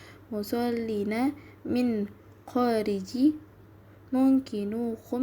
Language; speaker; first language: Arabic; non-native, learner; Indonesian